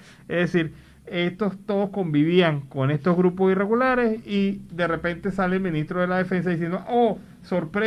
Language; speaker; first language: Spanish; native; Spanish